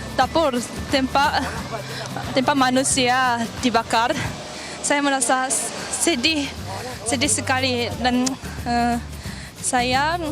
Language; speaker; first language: Indonesian; non-native, learner; Japanese